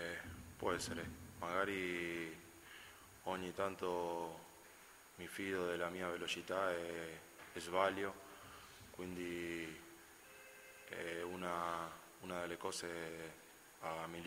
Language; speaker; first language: Italian; non-native, fluent; Spanish